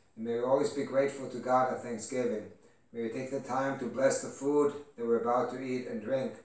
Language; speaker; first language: English; early bilingual, other home language; Greek